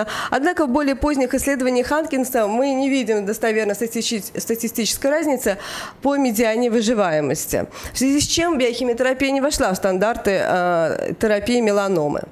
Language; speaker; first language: Russian; native; Russian